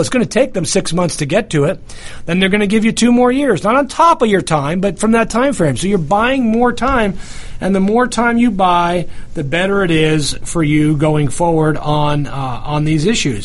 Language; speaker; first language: English; native; English